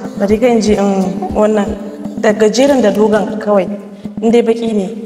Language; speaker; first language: Hausa; non-native, local second language; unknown